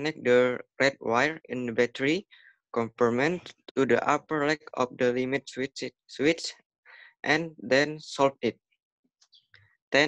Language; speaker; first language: English; non-native, learner; Indonesian